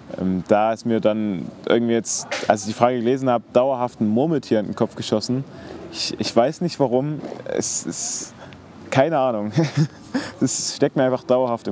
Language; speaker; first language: German; native; German